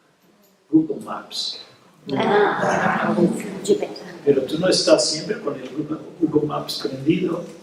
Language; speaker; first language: Spanish; non-native, fluent; Portuguese